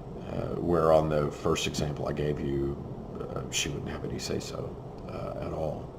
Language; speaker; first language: English; native; English